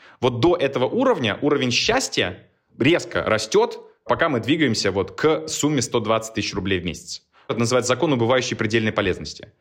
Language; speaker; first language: Russian; native; Russian